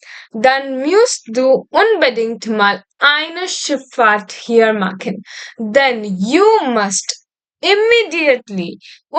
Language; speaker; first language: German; non-native, fluent; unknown